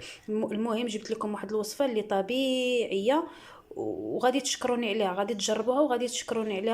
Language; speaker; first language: Arabic; native; Arabic